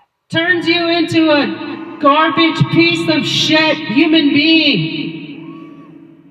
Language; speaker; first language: English; native; English